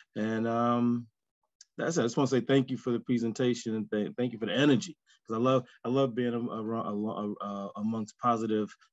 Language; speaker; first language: English; native; English